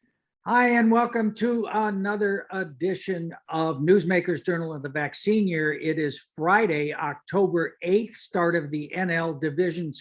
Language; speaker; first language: English; native; English